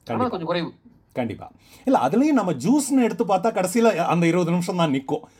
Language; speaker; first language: Tamil; native; Tamil